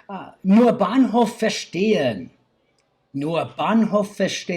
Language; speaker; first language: German; non-native, learner; English